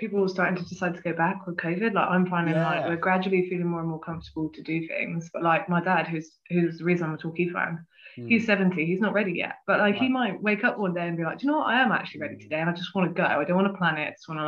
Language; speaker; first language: English; native; English